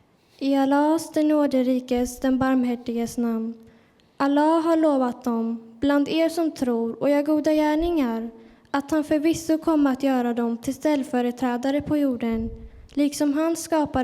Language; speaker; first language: Swedish; early bilingual, other home language; Urdu